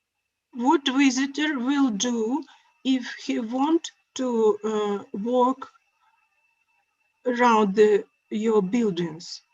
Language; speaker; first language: English; non-native, learner; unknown